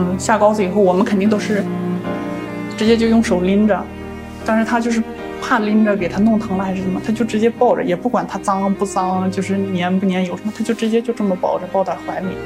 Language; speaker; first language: Chinese; non-native, local second language; Mongolian